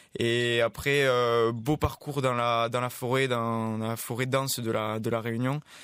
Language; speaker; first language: French; native; French